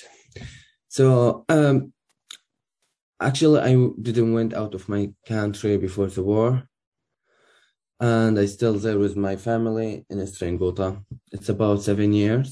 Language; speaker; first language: English; non-native, learner; Arabic